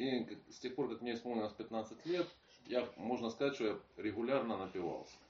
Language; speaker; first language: Polish; non-native, learner; Russian